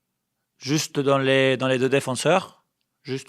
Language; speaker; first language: French; non-native, fluent; Spanish